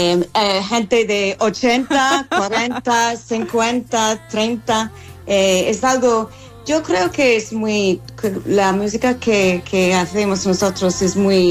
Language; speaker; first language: Spanish; non-native, learner; English